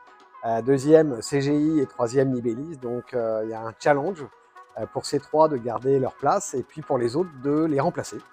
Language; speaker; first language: French; native; French